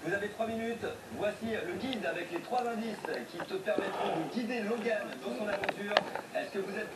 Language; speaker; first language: French; native; French